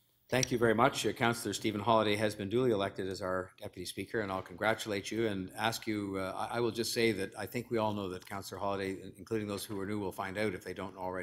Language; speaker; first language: English; native; English